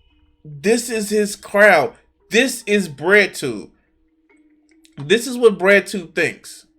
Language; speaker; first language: English; native; English